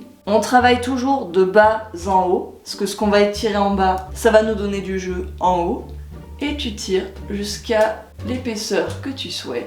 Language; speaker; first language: French; native; French